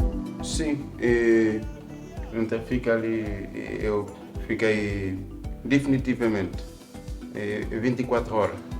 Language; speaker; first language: Portuguese; non-native, local second language; Kabuverdianu